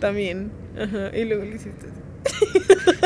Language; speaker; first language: Spanish; native; Spanish